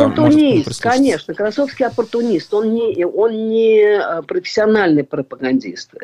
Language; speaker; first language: Russian; native; Russian